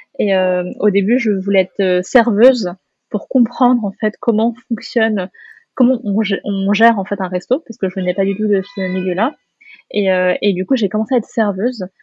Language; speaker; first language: French; native; French